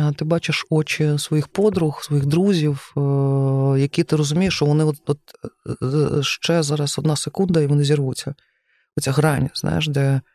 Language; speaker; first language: Ukrainian; native; Ukrainian